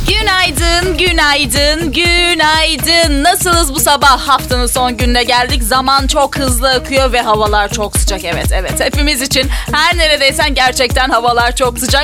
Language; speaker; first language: Turkish; native; Turkish